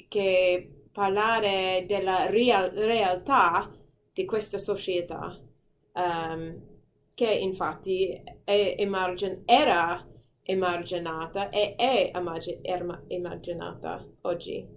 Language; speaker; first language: Italian; non-native, fluent; English